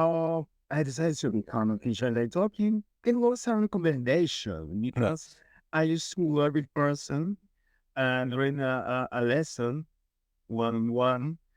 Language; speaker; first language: English; non-native, learner; Spanish